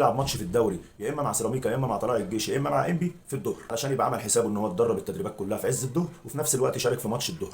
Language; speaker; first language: Arabic; native; Arabic